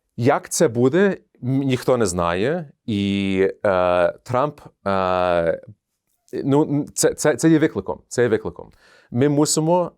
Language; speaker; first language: Ukrainian; early bilingual, heritage; Ukrainian